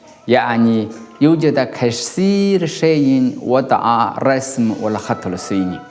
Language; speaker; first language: Arabic; non-native, learner; Chinese